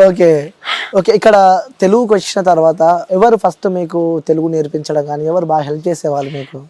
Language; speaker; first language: Telugu; native; Telugu